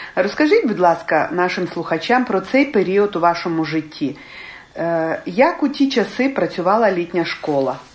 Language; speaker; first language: Ukrainian; early bilingual, heritage; Ukrainian